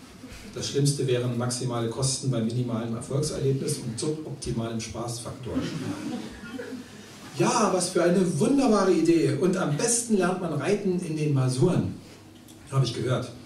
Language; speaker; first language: German; native; German